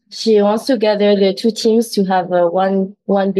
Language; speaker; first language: English; non-native, fluent; French